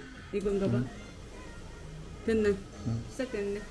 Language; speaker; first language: Korean; native; Korean